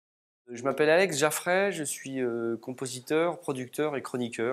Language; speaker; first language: French; native; French